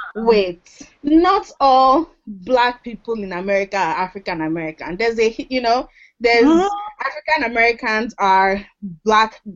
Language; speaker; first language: English; non-native, local second language; Yoruba